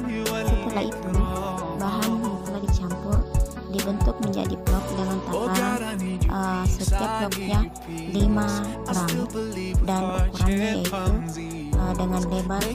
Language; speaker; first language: Indonesian; native; Indonesian